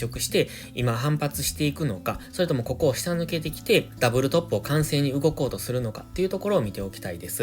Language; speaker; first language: Japanese; native; Japanese